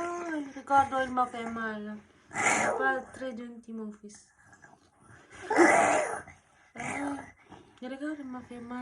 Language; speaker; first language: French; non-native, learner; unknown